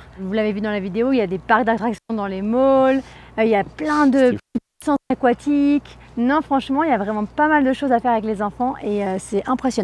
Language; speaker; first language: French; native; French